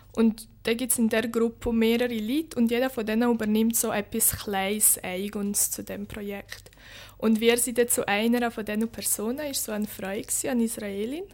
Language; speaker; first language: German; early bilingual, other home language; Bosnian